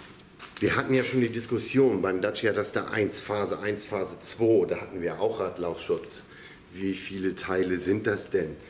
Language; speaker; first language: German; native; German